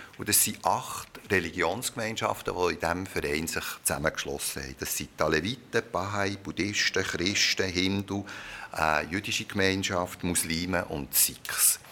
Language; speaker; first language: German; early bilingual, other home language; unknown